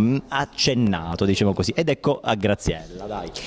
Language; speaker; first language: Italian; native; Italian